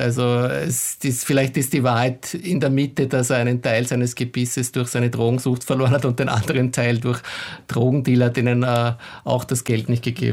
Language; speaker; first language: German; native; German